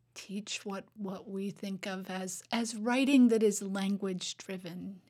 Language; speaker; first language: English; native; English